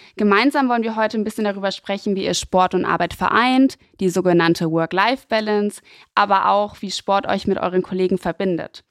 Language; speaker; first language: German; native; German